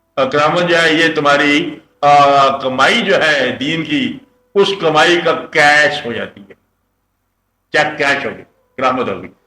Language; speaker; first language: Urdu; non-native, local second language; Punjabi